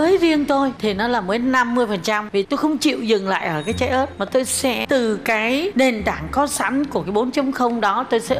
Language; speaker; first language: Vietnamese; native; Vietnamese